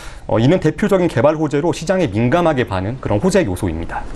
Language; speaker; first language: Korean; native; Korean